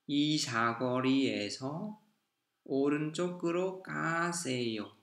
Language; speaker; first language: Korean; non-native, fluent; Vietnamese